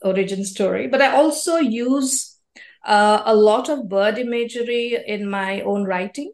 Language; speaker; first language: English; non-native, local second language; Assamese